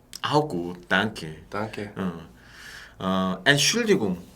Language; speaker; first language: German; non-native, fluent; Korean